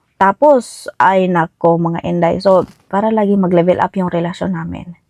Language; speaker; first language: Filipino; non-native, local second language; Cebuano